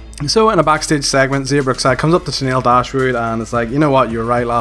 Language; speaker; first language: English; native; English